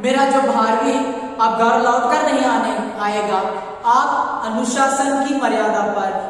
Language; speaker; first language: Hindi; non-native, local second language; Kannada